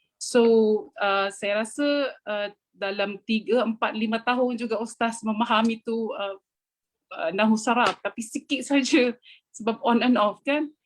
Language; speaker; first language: Malay; non-native, fluent; Filipino